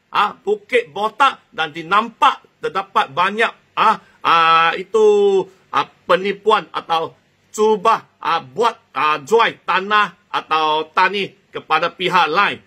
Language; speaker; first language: Malay; non-native, local second language; Chinese